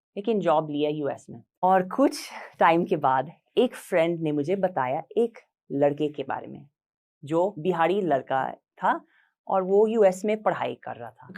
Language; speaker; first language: Hindi; non-native, fluent; English